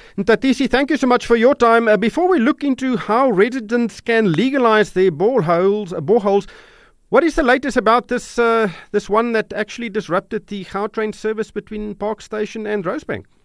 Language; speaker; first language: English; non-native, local second language; Afrikaans